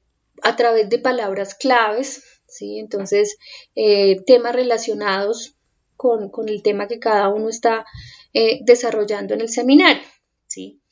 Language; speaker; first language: Spanish; native; Spanish